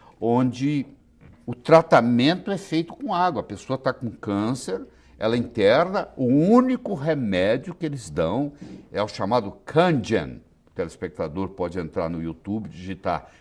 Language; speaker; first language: Portuguese; native; Portuguese